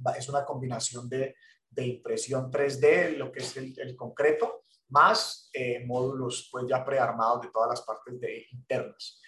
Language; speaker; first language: Spanish; native; Spanish